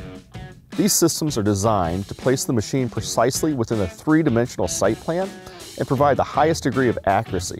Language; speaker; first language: English; native; English